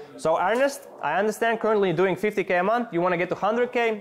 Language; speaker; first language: English; non-native, fluent; Latvian